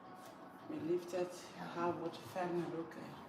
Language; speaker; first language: Dutch; non-native, fluent; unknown